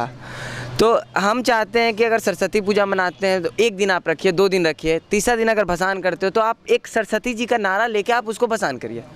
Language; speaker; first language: Hindi; native; Hindi